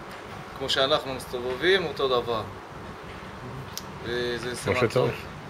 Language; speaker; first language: Hebrew; non-native, local second language; Arabic